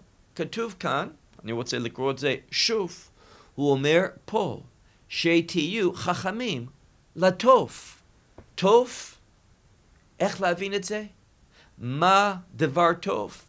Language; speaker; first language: Hebrew; non-native, fluent; English